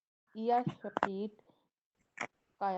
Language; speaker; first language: German; non-native, learner; Urdu